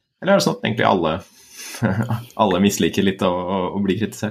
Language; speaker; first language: Norwegian; native; Norwegian